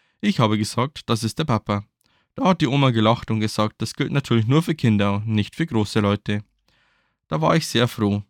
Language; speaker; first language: German; native; German